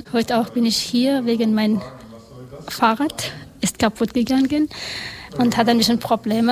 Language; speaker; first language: German; non-native, learner; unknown